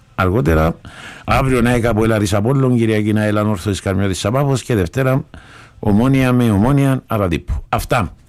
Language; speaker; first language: Greek; native; Greek